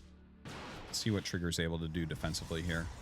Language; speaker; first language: English; native; English